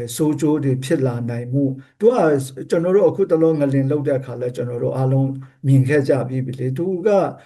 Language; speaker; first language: Burmese; non-native, local second language; Kachin